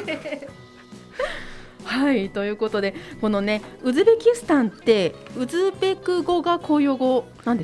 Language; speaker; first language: Japanese; native; Japanese